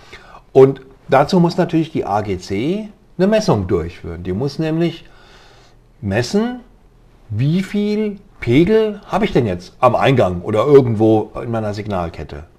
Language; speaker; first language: German; native; German